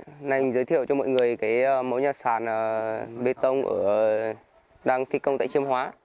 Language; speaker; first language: Vietnamese; non-native, local second language; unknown